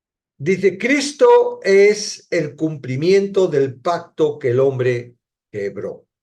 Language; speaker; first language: Spanish; native; Spanish